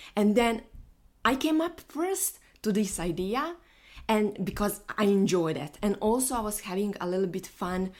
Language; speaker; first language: English; non-native, fluent; Bosnian